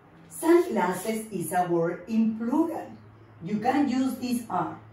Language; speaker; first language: English; non-native, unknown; Spanish